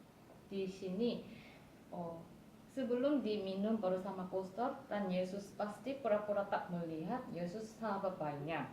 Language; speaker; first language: Indonesian; non-native, fluent; Korean